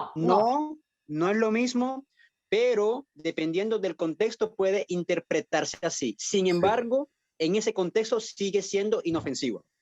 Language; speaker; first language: Spanish; native; Spanish